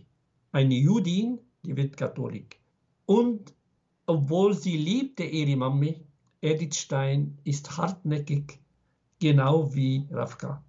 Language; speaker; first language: German; non-native, fluent; Arabic